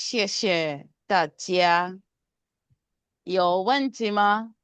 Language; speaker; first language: Chinese; non-native, learner; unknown